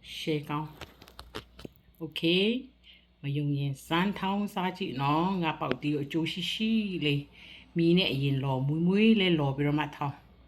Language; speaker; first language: Burmese; non-native, local second language; Kachin